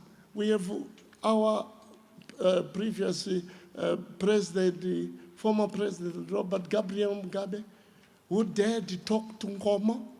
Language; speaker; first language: English; non-native, local second language; Shona